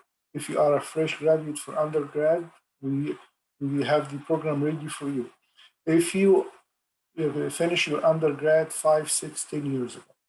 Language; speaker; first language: English; non-native, fluent; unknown